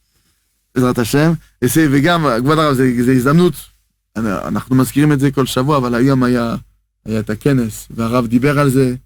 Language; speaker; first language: Hebrew; non-native, fluent; French